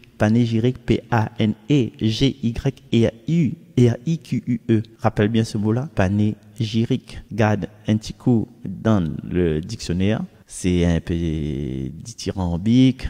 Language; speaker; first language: French; non-native, local second language; Réunion Creole French